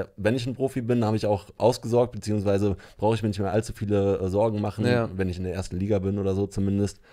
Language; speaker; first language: German; native; German